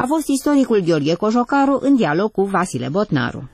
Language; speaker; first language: Romanian; native; Romanian